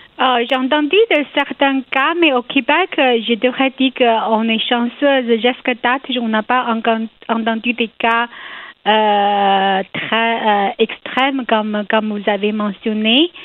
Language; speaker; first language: French; non-native, learner; Chinese